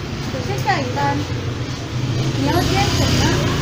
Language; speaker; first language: Chinese; non-native, learner; Indonesian